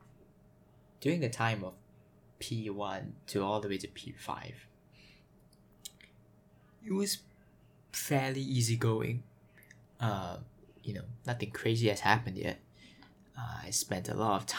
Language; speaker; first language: English; native; English